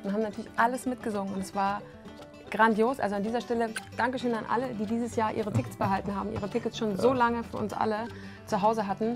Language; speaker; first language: German; native; German